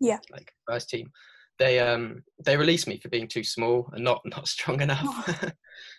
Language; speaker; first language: English; native; English